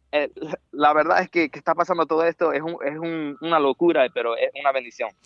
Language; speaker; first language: Spanish; early bilingual, heritage; Spanish